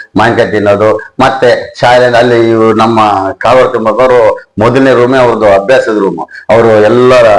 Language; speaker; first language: Kannada; native; Kannada